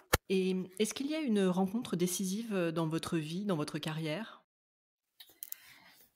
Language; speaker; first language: French; native; French